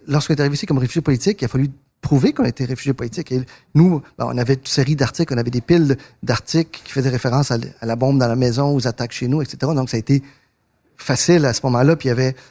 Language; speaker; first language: French; early bilingual, other home language; Spanish